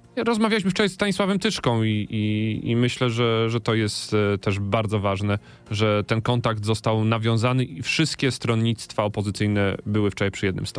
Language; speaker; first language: Polish; native; Polish